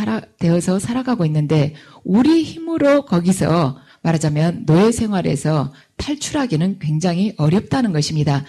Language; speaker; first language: Korean; native; Korean